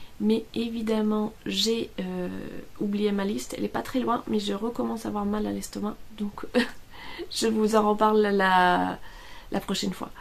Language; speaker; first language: French; non-native, fluent; Italian